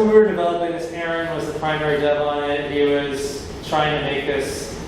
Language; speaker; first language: English; native; English